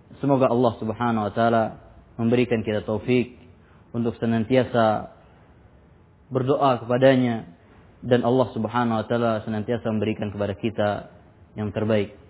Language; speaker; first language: Malay; non-native, local second language; Sasak